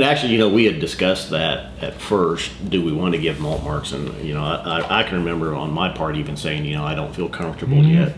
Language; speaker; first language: English; native; English